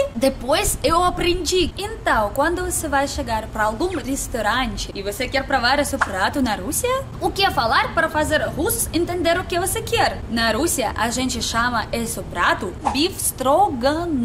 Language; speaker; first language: Portuguese; non-native, learner; Russian